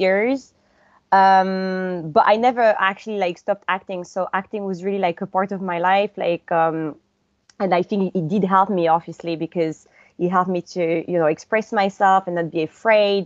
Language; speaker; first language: English; non-native, fluent; French